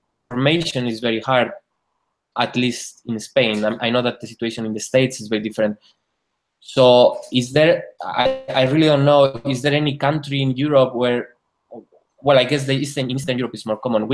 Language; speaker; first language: English; non-native, fluent; Spanish